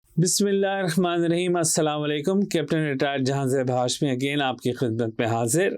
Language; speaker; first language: Urdu; native; Urdu